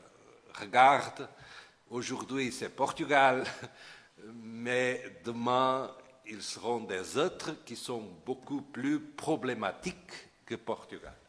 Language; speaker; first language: French; non-native, fluent; Portuguese